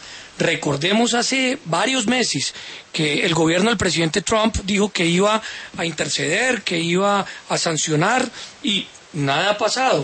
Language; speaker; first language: Spanish; native; Spanish